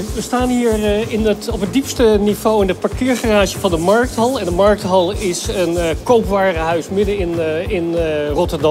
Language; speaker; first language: Dutch; native; Dutch